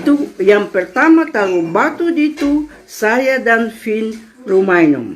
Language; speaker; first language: Indonesian; non-native, local second language; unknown